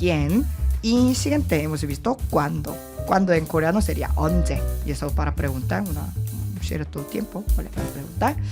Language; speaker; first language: Spanish; non-native, learner; Korean